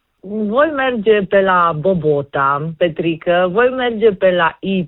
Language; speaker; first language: Romanian; native; Romanian